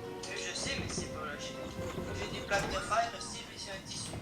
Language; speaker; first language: French; native; French